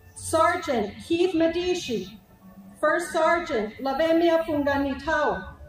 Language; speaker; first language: English; native; English